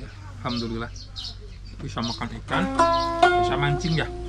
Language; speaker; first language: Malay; non-native, local second language; Sundanese